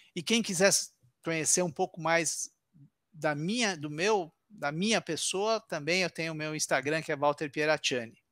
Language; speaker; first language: Portuguese; early bilingual, other home language; Italian